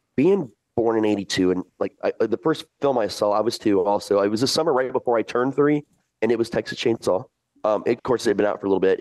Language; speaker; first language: English; early bilingual, other home language; Italian